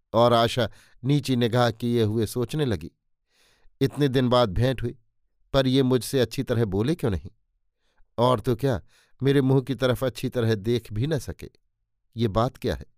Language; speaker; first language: Hindi; native; Hindi